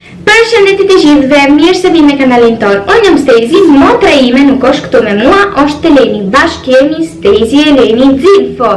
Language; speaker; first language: Albanian; early bilingual, heritage; Albanian